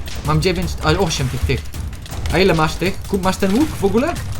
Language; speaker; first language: Polish; native; Polish